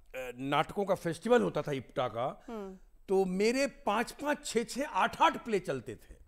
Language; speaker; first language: Hindi; native; Hindi